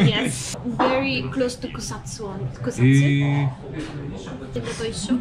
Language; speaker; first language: English; non-native, fluent; Italian